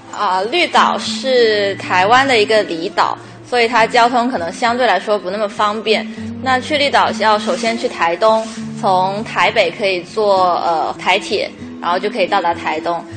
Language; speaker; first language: Chinese; native; Chinese